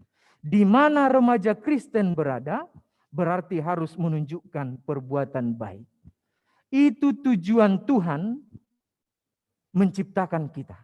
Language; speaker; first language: Indonesian; native; Indonesian